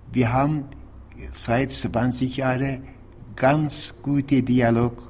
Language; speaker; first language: German; non-native, learner; Turkish